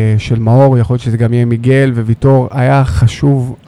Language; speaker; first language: Hebrew; native; Hebrew